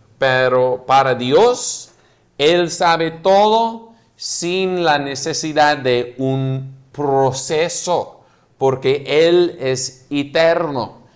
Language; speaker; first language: Spanish; non-native, fluent; English